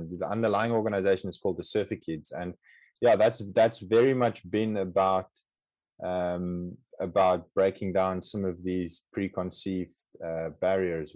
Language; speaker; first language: English; non-native, local second language; Afrikaans